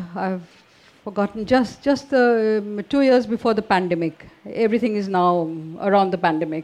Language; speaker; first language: English; non-native, local second language; Hindi